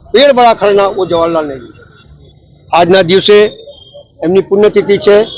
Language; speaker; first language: Hindi; non-native, local second language; Gujarati